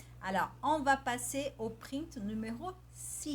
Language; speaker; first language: French; non-native, fluent; Portuguese